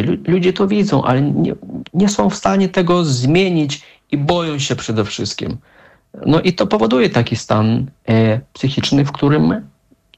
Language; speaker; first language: Polish; non-native, fluent; Russian